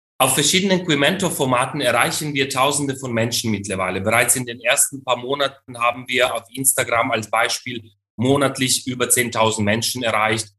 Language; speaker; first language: German; non-native, fluent; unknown